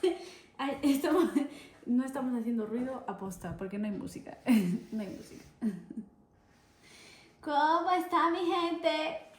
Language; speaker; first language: Spanish; early bilingual, other home language; Portuguese